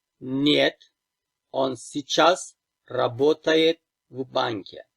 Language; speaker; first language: Russian; non-native, fluent; Turkish